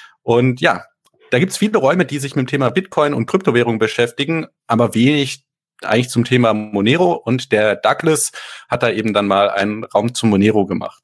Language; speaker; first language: German; native; German